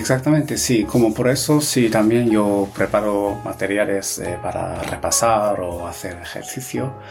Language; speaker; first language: Spanish; non-native, fluent; Japanese